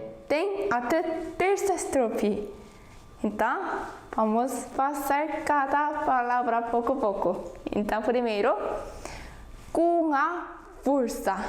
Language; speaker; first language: Portuguese; non-native, fluent; Korean